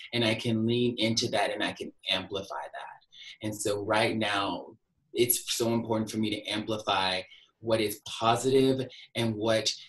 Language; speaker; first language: English; native; English